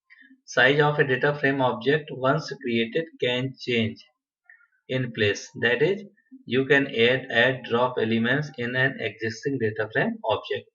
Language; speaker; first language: English; non-native, local second language; Hindi